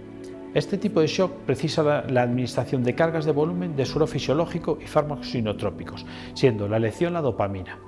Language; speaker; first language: Spanish; native; Spanish